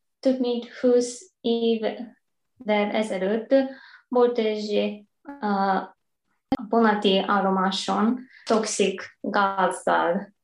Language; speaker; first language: Hungarian; non-native, fluent; Japanese